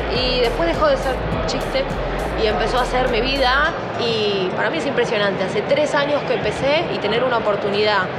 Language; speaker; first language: Spanish; native; Spanish